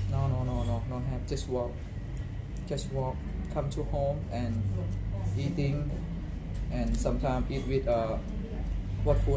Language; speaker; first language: English; non-native, learner; Thai